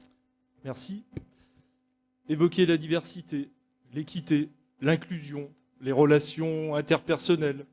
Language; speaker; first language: French; native; French